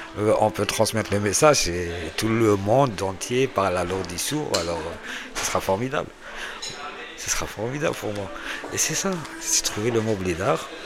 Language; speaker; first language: French; non-native, local second language; Arabic